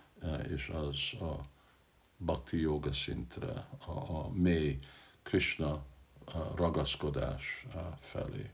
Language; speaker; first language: Hungarian; non-native, fluent; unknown